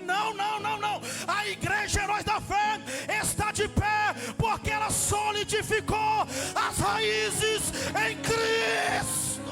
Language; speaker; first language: Portuguese; native; Portuguese